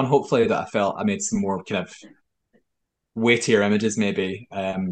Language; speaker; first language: English; native; English